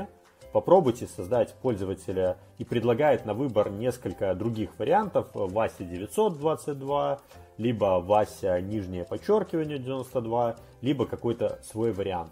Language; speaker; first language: Russian; native; Russian